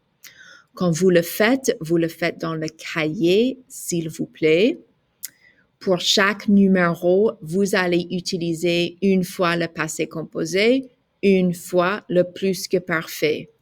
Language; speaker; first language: French; non-native, fluent; English